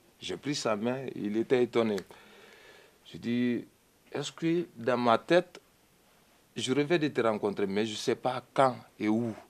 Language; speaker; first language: French; non-native, local second language; Mandingo